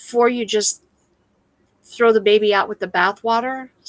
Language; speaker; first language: English; native; English